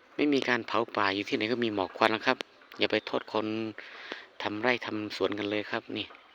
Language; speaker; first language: Thai; non-native, local second language; Hmong